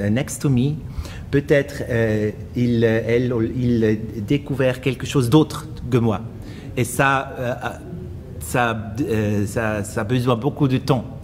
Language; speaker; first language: French; non-native, fluent; German